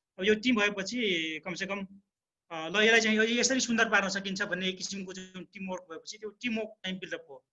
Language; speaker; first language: Nepali; non-native, local second language; Rana Tharu